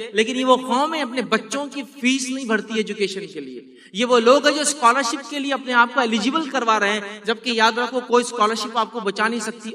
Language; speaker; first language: Urdu; native; Urdu